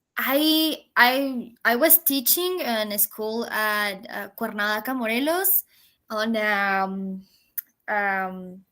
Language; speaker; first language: English; non-native, fluent; Spanish